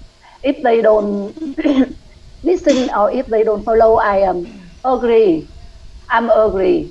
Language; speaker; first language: English; non-native, learner; Vietnamese